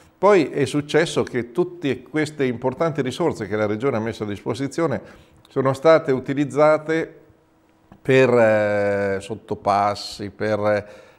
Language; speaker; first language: Italian; native; Italian